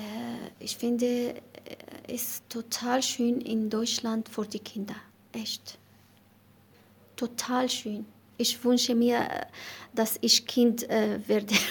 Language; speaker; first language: German; non-native, learner; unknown